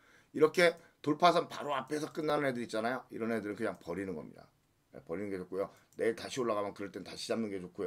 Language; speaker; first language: Korean; native; Korean